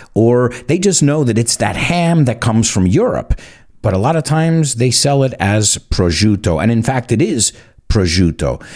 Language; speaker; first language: English; early bilingual, other home language; Spanish